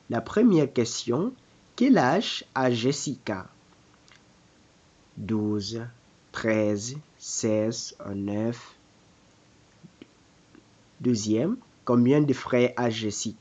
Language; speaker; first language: French; non-native, fluent; Portuguese